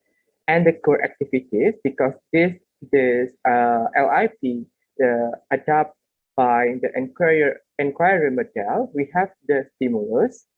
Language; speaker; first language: English; non-native, learner; Indonesian